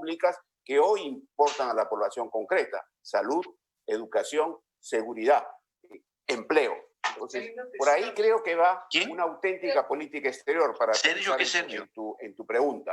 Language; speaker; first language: Spanish; native; Spanish